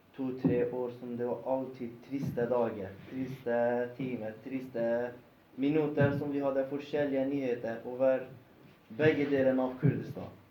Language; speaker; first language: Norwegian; non-native, fluent; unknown